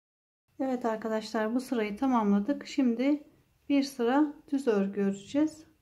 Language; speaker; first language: Turkish; native; Turkish